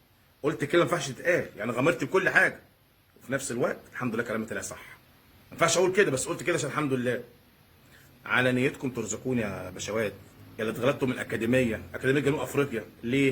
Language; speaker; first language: Arabic; native; Arabic